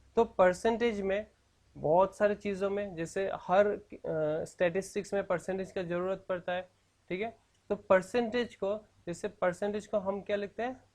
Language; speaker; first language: Hindi; non-native, local second language; Assamese